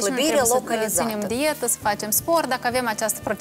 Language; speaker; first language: Romanian; native; Romanian